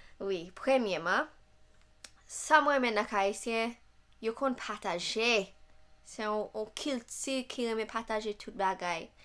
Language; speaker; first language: Haitian Creole; non-native, learner; English